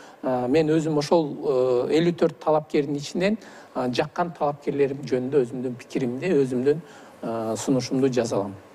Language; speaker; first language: Kyrgyz; native; Kyrgyz